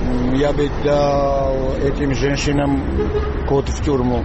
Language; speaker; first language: Russian; non-native, local second language; Georgian